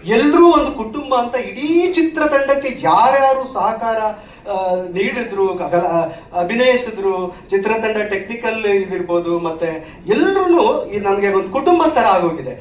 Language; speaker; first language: Kannada; native; Kannada